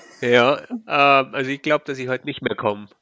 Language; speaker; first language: German; native; German